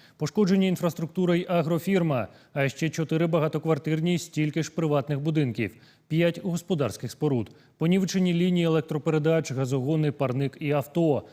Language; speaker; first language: Ukrainian; native; Ukrainian